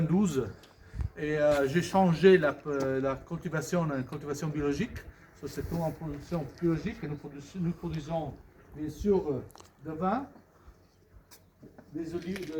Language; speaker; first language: French; non-native, fluent; Italian